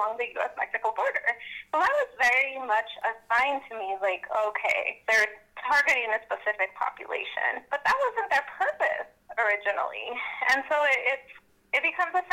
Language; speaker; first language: English; native; English